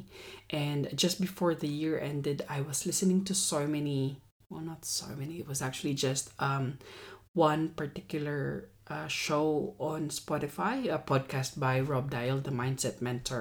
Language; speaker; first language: English; non-native, local second language; Pampanga